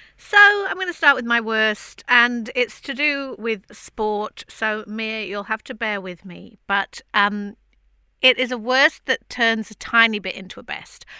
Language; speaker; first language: English; native; English